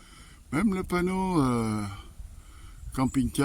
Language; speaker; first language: French; native; French